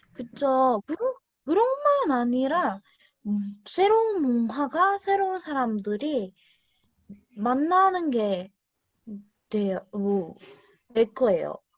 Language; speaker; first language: Korean; non-native, learner; Spanish